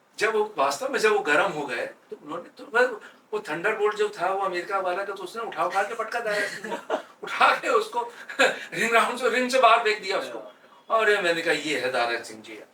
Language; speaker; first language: Hindi; native; Hindi